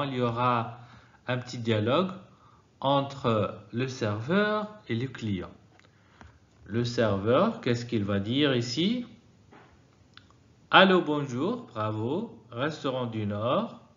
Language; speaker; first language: French; non-native, fluent; Arabic